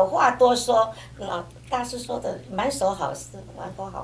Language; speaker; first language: Chinese; native; Chinese